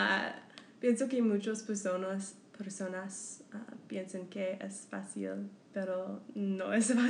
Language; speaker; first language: Spanish; non-native, learner; English